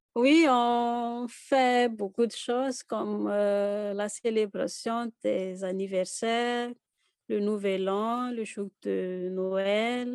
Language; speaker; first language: French; non-native, local second language; Malagasy